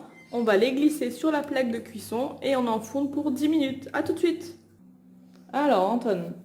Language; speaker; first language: French; native; French